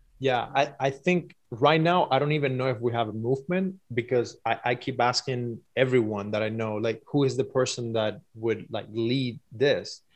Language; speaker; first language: English; non-native, fluent; Spanish